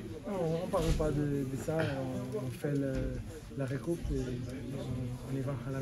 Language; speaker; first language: French; non-native, learner; Portuguese